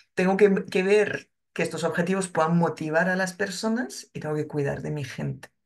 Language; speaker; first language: Spanish; non-native, fluent; French